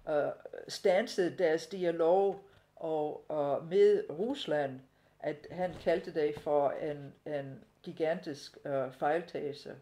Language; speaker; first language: Danish; non-native, fluent; English